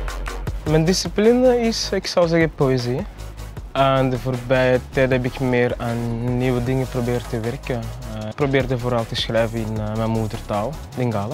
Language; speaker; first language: Dutch; early bilingual, other home language; Lingala